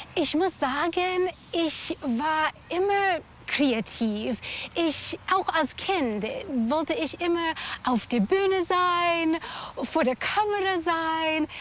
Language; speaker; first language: German; non-native, fluent; English